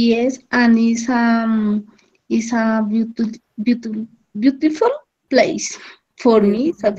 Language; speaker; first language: English; non-native, learner; Spanish